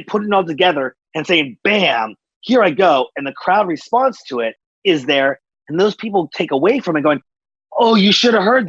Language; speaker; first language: English; native; English